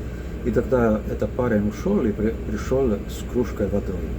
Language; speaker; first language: Russian; non-native, local second language; Estonian